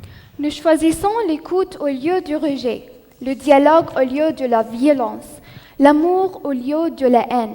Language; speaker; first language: French; non-native, learner; Arabic